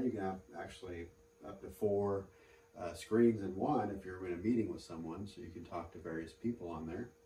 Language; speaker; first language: English; native; English